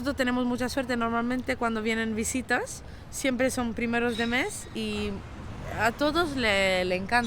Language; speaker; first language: Spanish; non-native, local second language; Catalan